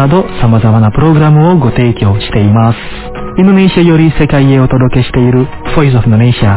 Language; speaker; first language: Japanese; non-native, fluent; Indonesian